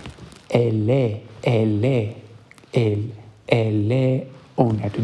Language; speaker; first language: French; non-native, learner; Arabic